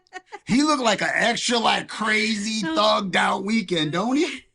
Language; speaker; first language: English; native; English